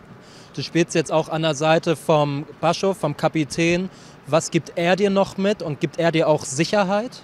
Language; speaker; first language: German; native; German